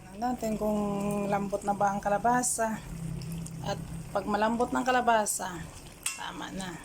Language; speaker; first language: Filipino; non-native, local second language; Cebuano